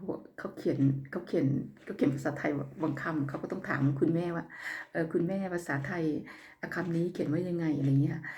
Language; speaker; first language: Thai; native; Thai